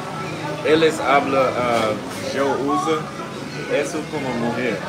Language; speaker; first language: Spanish; non-native, learner; English